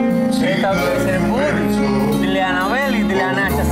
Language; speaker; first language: Russian; non-native, learner; Spanish